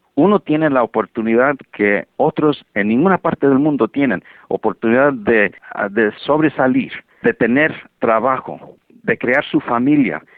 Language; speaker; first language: Spanish; native; Spanish